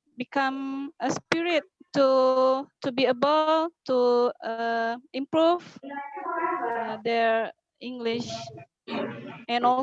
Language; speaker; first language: English; non-native, learner; Indonesian